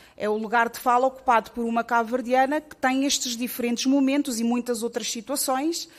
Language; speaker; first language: Portuguese; native; Portuguese